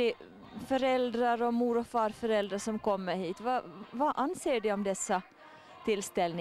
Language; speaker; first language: Swedish; native; Swedish